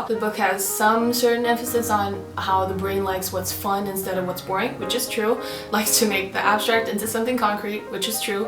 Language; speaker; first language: English; non-native, fluent; Swedish